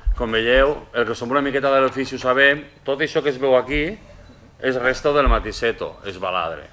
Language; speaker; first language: Catalan; native; Catalan